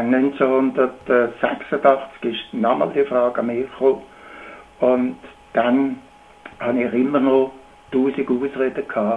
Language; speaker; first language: German; native; German